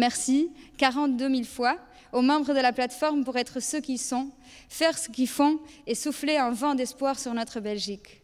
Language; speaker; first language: French; native; French